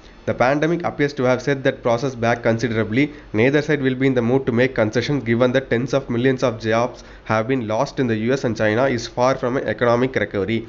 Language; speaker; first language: English; non-native, local second language; Tamil